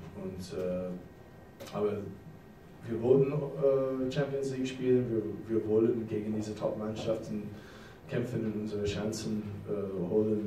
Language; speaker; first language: German; non-native, fluent; English